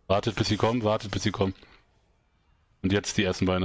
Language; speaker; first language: German; native; German